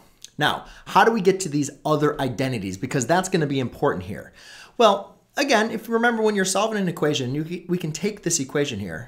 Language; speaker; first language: English; native; English